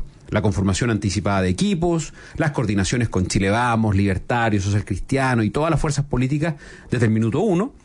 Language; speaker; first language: Spanish; native; Spanish